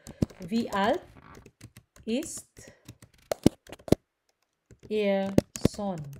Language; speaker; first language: German; non-native, learner; Filipino